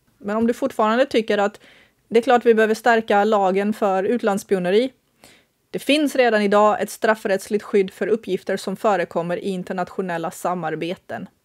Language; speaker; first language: Swedish; early bilingual, other home language; Bosnian